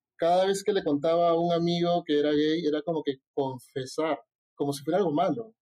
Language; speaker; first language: Spanish; native; Spanish